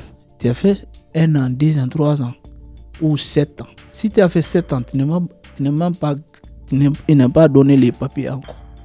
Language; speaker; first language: French; non-native, learner; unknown